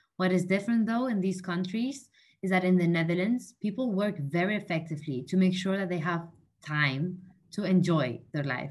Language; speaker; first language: English; non-native, fluent; Spanish